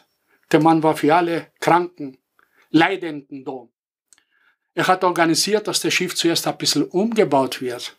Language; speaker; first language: German; non-native, fluent; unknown